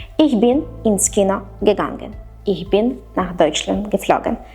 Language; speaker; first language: German; non-native, fluent; Ukrainian